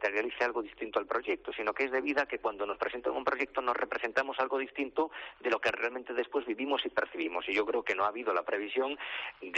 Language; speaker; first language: Spanish; native; Spanish